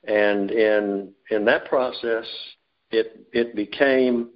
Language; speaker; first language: English; native; English